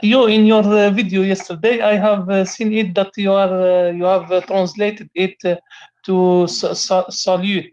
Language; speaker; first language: English; non-native, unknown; Arabic